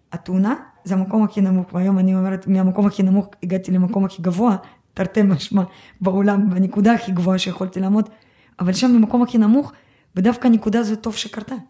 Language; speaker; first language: Hebrew; early bilingual, other home language; Russian